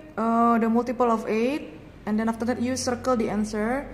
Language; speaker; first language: English; non-native, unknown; Indonesian